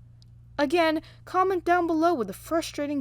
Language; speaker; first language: English; non-native, fluent; Malagasy